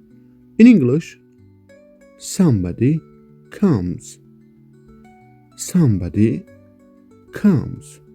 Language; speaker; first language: English; non-native, fluent; Kurdish